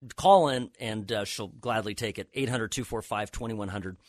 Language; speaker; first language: English; native; English